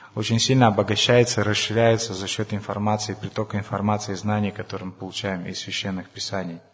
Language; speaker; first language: Russian; non-native, local second language; Romanian